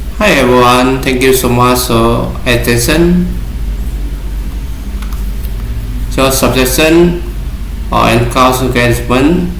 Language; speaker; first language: English; non-native, learner; Vietnamese